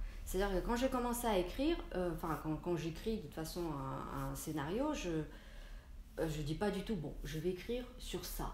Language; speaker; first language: French; non-native, fluent; Russian